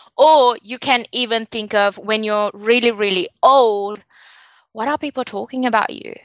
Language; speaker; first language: English; non-native, local second language; Sinhala